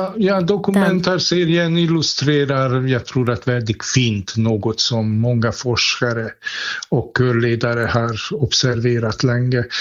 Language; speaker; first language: Swedish; non-native, fluent; Hungarian